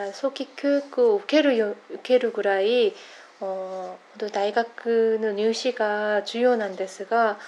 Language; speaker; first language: Japanese; non-native, fluent; Korean